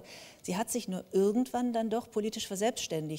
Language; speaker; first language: German; native; German